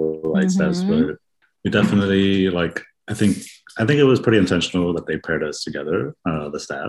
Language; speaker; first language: English; native; English